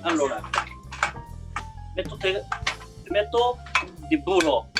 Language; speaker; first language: Italian; non-native, learner; Japanese